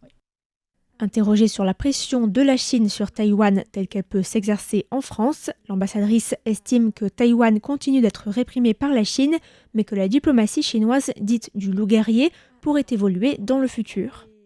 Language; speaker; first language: French; native; French